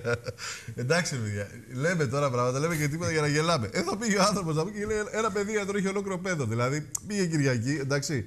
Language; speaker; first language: Greek; native; Greek